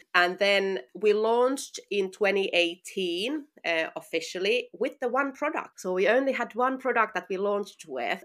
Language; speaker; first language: English; non-native, fluent; Finnish